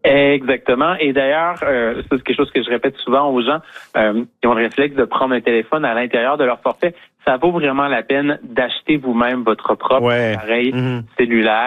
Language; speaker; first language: French; native; French